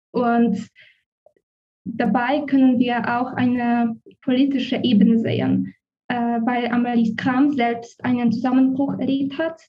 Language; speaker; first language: German; non-native, fluent; Polish